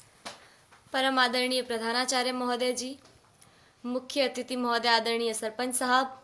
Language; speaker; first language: Hindi; native; Hindi